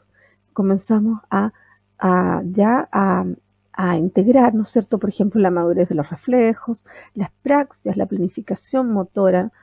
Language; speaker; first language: Spanish; native; Spanish